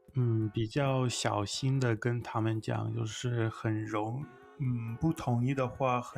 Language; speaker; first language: Chinese; non-native, fluent; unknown